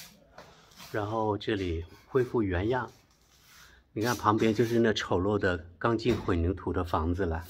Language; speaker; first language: Chinese; native; Chinese